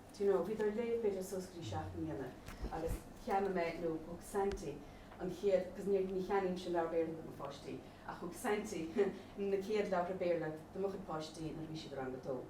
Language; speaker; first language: Irish; native; Irish